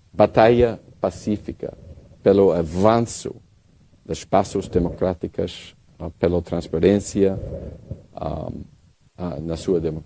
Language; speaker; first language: Portuguese; non-native, learner; English